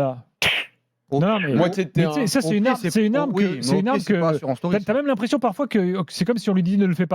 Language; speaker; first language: French; native; French